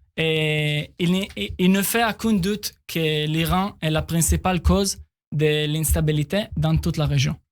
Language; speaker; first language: French; non-native, fluent; Hebrew